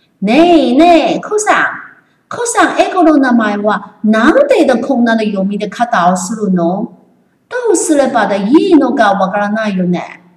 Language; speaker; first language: Japanese; non-native, learner; Chinese